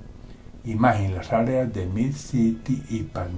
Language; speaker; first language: Spanish; native; Spanish